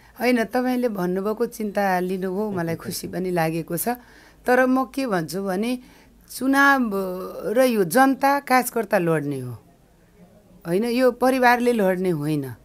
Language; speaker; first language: Nepali; non-native, local second language; Maithili